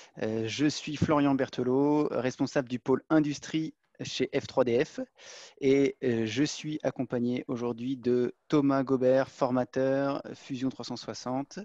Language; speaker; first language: French; native; French